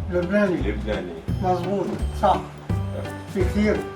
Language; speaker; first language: Arabic; native; Arabic